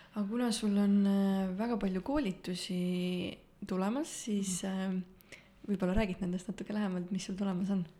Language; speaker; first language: Estonian; native; Estonian